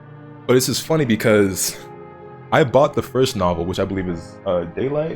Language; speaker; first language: English; native; English